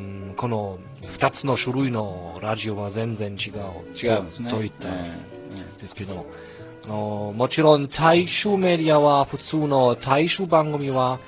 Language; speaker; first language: Japanese; non-native, fluent; German